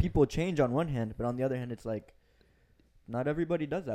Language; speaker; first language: English; early bilingual, other home language; Spanish